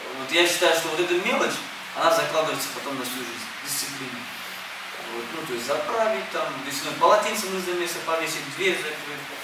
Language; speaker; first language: Russian; early bilingual, other home language; Armenian